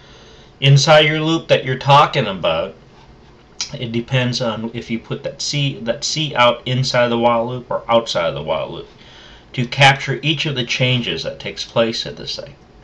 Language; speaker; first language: English; native; English